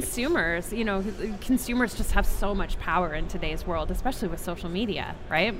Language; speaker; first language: English; native; English